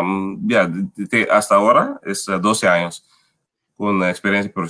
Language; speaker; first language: Spanish; non-native, fluent; Papiamento